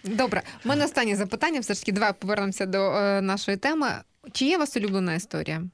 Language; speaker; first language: Ukrainian; native; Ukrainian